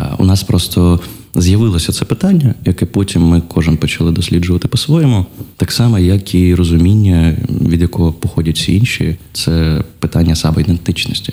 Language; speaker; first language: Ukrainian; non-native, local second language; Russian